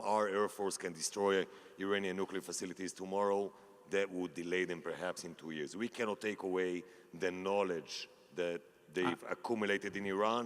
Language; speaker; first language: English; non-native, fluent; Hebrew